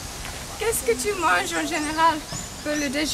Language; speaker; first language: French; non-native, learner; English